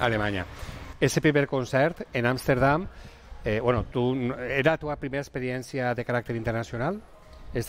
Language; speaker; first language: Catalan; native; Catalan